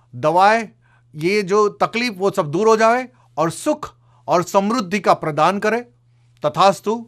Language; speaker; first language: Hindi; non-native, local second language; Gujarati